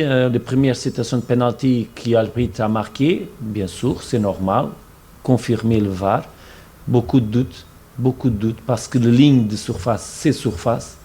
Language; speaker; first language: French; non-native, fluent; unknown